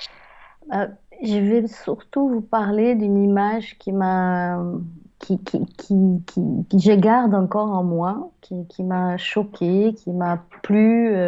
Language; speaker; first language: French; non-native, fluent; Portuguese